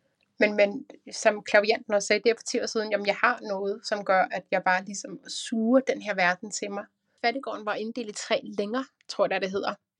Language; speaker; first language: Danish; native; Danish